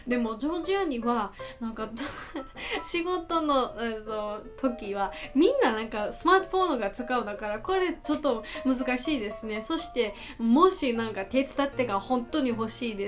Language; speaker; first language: Japanese; non-native, learner; Georgian